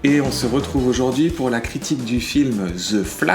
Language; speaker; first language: French; native; French